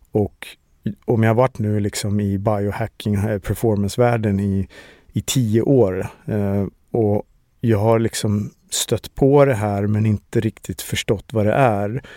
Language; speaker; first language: Swedish; native; Swedish